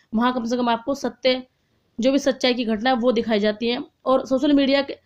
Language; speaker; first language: Hindi; native; Hindi